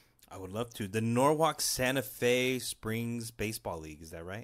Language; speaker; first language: English; native; English